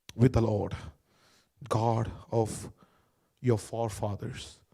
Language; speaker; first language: English; non-native, local second language; Malayalam